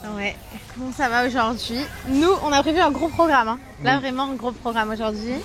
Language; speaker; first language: French; native; French